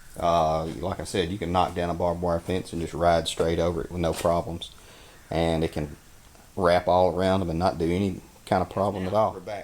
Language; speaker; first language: English; native; English